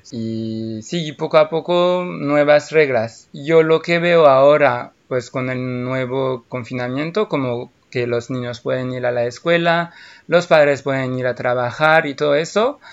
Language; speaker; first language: Spanish; non-native, fluent; French